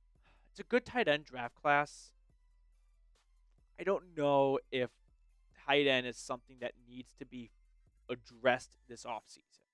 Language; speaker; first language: English; native; English